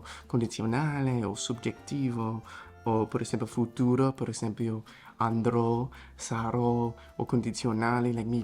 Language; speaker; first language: Italian; non-native, learner; English